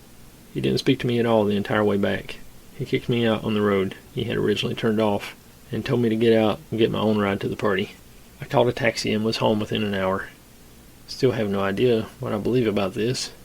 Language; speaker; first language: English; native; English